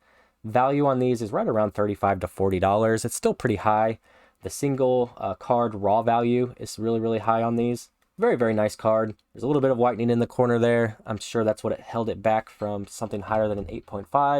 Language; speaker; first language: English; native; English